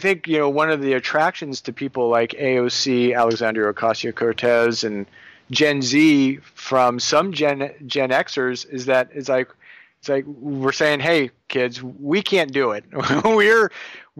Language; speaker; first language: English; native; English